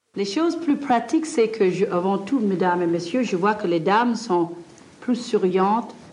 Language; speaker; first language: French; non-native, fluent; English